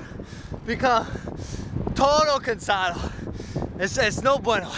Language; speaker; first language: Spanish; non-native, learner; English